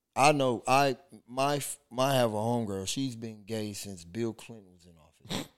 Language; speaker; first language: English; native; English